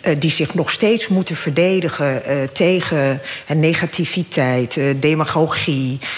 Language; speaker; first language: Dutch; early bilingual, other home language; Arabic